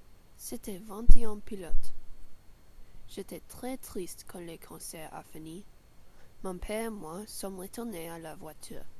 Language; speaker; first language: French; non-native, learner; English